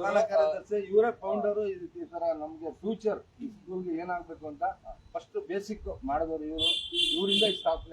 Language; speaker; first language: Kannada; native; Kannada